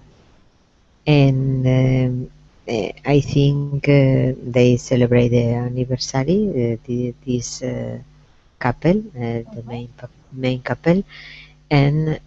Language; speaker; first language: English; non-native, learner; Spanish